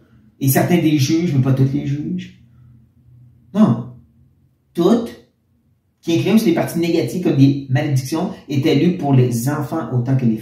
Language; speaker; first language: French; native; French